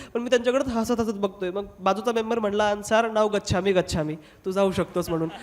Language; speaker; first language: Marathi; non-native, local second language; Hindi